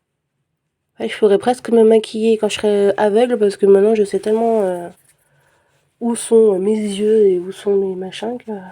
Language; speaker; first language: French; native; French